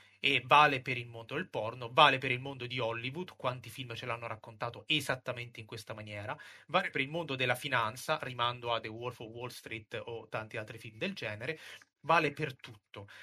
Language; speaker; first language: Italian; native; Italian